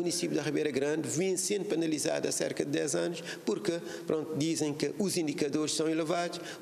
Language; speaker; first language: Portuguese; non-native, local second language; Kabuverdianu